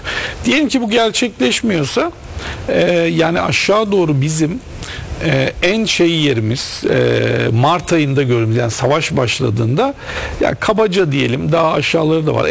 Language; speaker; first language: Turkish; native; Turkish